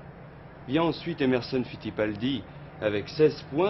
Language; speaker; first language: French; native; French